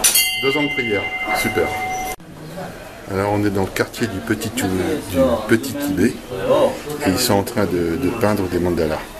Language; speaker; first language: French; native; French